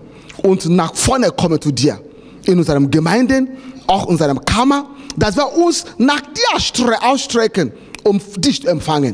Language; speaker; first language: German; non-native, fluent; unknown